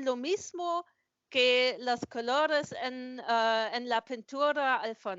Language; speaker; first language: Spanish; non-native, learner; German